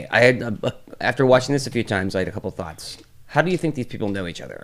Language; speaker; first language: English; native; English